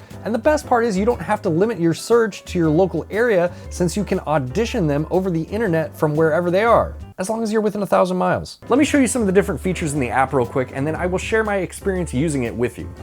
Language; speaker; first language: English; native; English